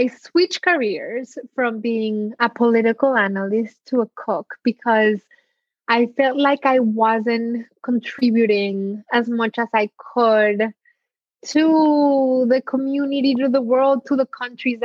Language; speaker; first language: English; non-native, fluent; Spanish